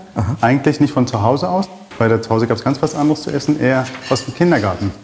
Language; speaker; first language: German; early bilingual, other home language; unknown